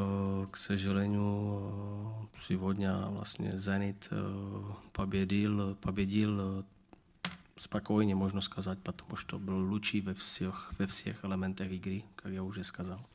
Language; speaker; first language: Russian; non-native, learner; Czech